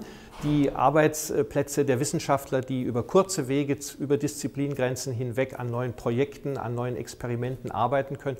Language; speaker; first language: German; native; German